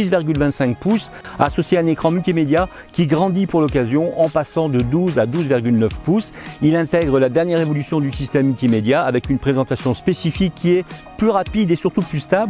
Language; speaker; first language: French; native; French